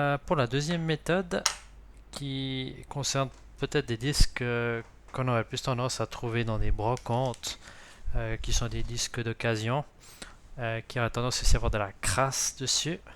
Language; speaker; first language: French; native; French